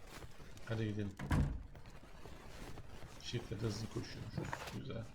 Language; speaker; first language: Turkish; native; Turkish